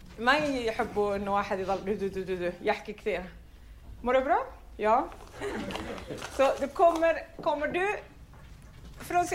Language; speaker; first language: Swedish; non-native, fluent; Arabic